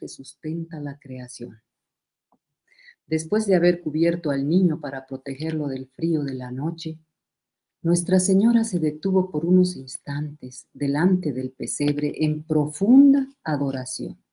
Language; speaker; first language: Spanish; native; Spanish